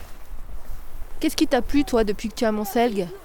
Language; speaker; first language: French; native; French